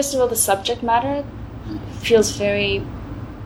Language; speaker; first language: English; native; English